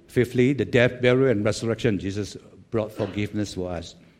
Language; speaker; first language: English; non-native, local second language; Chinese